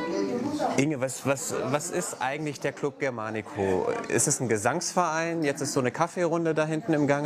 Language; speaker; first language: German; native; German